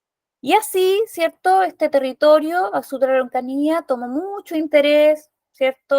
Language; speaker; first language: Spanish; native; Spanish